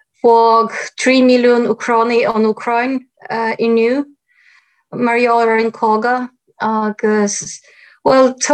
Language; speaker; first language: Irish; non-native, fluent; Ukrainian